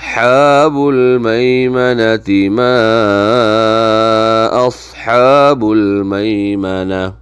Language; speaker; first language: Arabic; native; Arabic